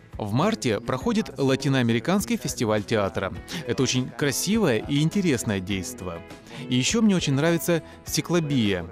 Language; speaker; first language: Russian; non-native, fluent; Spanish